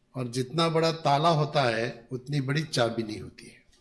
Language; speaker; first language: Hindi; non-native, local second language; Marathi